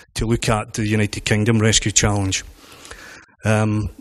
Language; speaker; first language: English; native; English